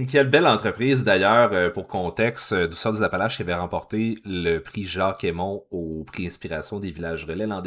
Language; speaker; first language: French; native; French